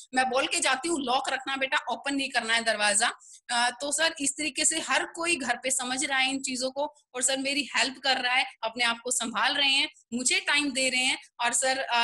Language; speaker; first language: Hindi; native; Hindi